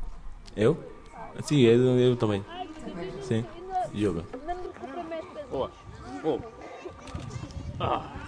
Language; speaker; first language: Portuguese; non-native, learner; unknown